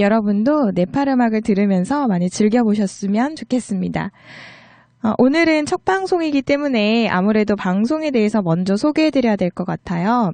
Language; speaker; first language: Korean; native; Korean